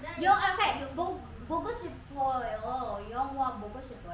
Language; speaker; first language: Korean; non-native, learner; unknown